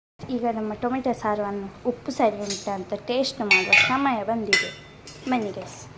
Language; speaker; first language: Kannada; native; Kannada